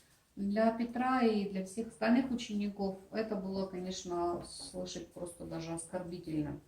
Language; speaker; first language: Russian; native; Russian